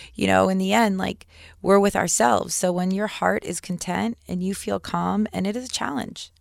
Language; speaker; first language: English; native; English